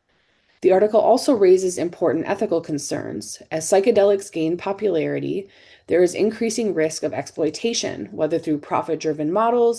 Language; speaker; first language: English; native; English